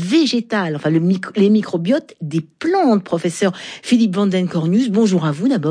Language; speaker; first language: French; native; French